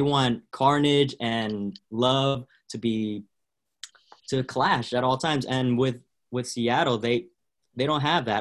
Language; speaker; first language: English; native; English